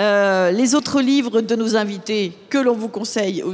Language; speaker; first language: French; native; French